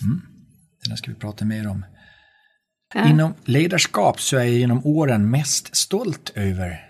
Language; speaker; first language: Swedish; native; Swedish